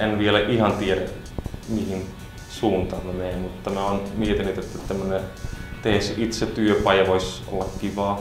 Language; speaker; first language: Finnish; non-native, fluent; Dutch